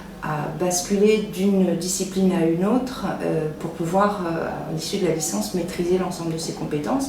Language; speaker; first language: French; native; French